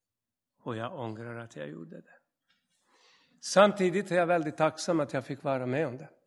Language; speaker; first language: Swedish; non-native, fluent; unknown